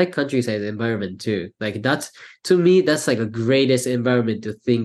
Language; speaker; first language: English; non-native, fluent; Japanese